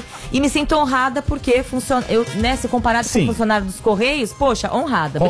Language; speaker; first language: Portuguese; native; Portuguese